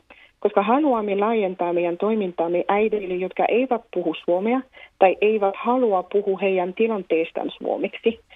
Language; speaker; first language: Finnish; non-native, fluent; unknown